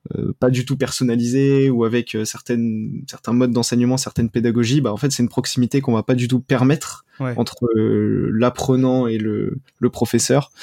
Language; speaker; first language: French; native; French